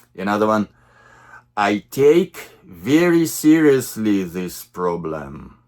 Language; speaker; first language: English; non-native, fluent; Russian